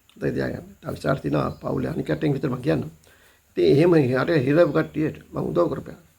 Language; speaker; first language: Sinhala; native; Sinhala